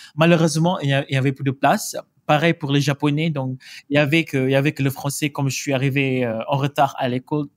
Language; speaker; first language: French; non-native, fluent; Malay